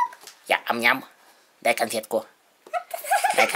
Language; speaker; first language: Russian; native; Russian